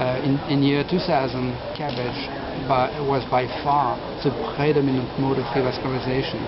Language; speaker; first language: English; non-native, fluent; French